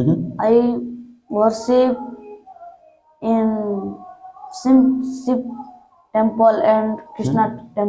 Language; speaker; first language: English; non-native, learner; Hindi